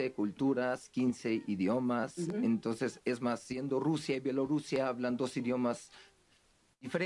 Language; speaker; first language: Spanish; non-native, fluent; Uzbek